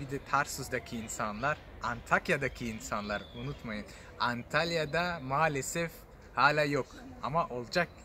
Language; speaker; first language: Turkish; non-native, fluent; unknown